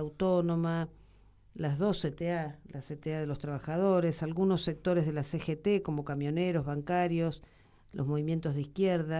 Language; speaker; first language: Spanish; native; Spanish